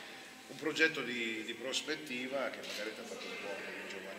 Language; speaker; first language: Italian; native; Italian